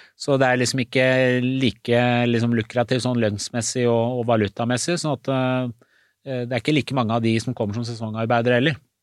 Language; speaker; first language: Norwegian; early bilingual, other home language; Persian